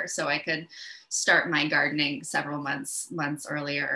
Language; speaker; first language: English; native; English